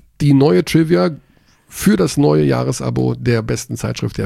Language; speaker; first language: German; native; German